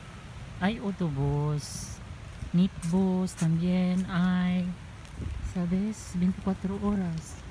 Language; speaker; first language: Spanish; non-native, learner; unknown